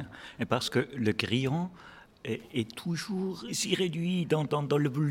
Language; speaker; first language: French; non-native, fluent; German